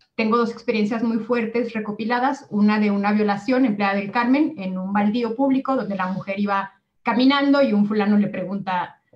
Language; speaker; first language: Spanish; native; Spanish